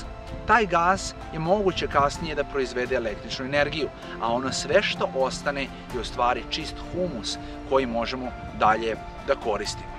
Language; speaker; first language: Serbian; native; Serbian